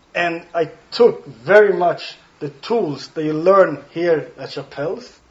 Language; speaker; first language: English; non-native, fluent; Swedish